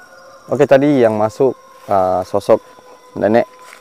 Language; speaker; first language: Indonesian; native; Indonesian